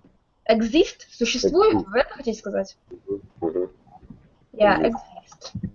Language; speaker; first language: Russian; native; Russian